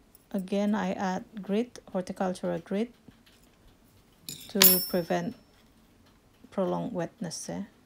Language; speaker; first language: English; non-native, fluent; Indonesian